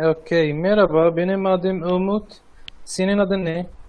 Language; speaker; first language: Turkish; non-native, learner; Arabic